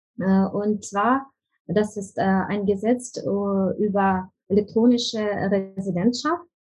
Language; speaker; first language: German; non-native, fluent; Ukrainian